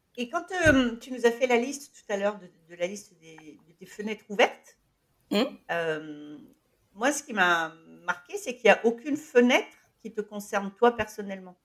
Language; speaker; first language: French; native; French